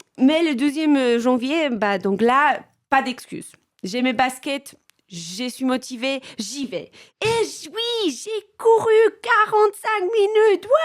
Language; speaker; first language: French; non-native, fluent; Polish